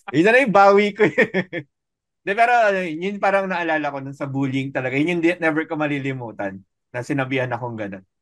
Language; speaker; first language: Filipino; native; Filipino